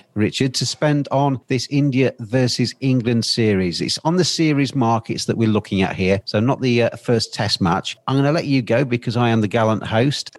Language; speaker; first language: English; native; English